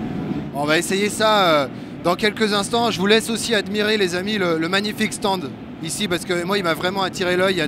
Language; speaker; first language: French; native; French